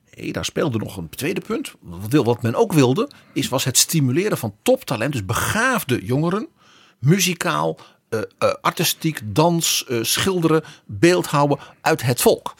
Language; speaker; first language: Dutch; native; Dutch